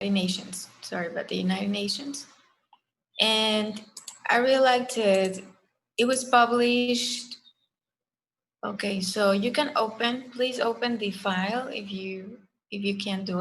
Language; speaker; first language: English; non-native, fluent; Spanish